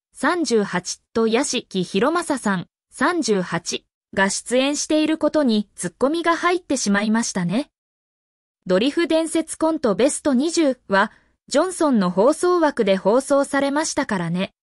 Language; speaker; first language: Japanese; native; Japanese